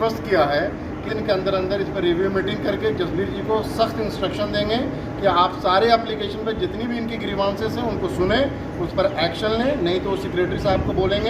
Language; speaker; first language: Hindi; native; Hindi